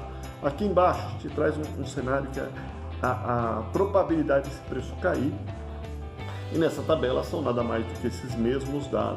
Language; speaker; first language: Portuguese; native; Portuguese